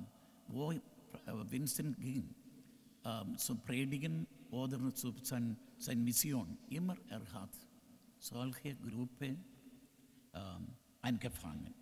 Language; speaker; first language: German; non-native, learner; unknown